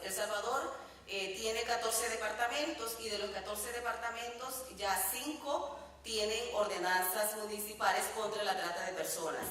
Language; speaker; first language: Spanish; native; Spanish